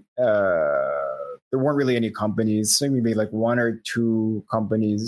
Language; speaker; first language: English; non-native, local second language; Filipino